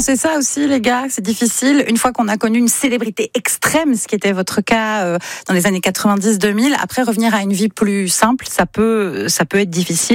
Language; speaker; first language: French; native; French